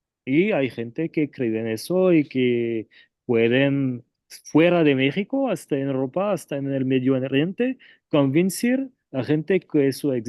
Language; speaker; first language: Spanish; non-native, fluent; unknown